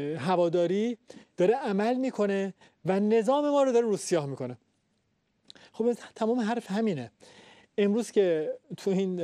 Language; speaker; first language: Persian; native; Persian